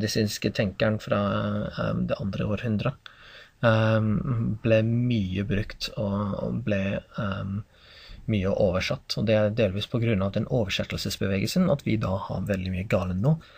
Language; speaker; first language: Norwegian; non-native, fluent; English